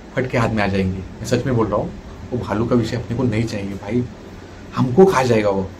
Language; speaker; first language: Hindi; non-native, local second language; Marathi